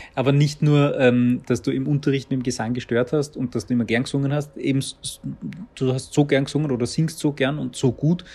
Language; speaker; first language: German; native; German